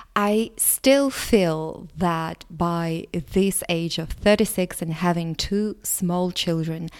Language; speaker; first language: English; non-native, fluent; Latvian